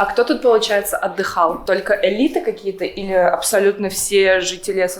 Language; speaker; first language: Russian; native; Russian